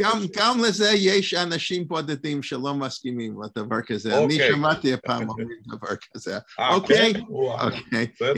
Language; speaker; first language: Hebrew; non-native, learner; English